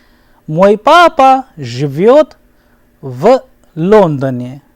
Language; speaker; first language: Russian; non-native, fluent; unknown